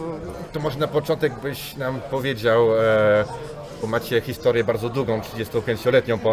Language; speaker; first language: Polish; native; Polish